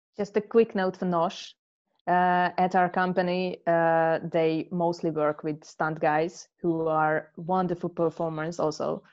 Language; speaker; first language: English; non-native, fluent; Hungarian